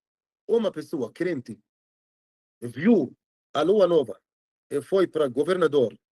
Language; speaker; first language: Portuguese; non-native, fluent; Arabic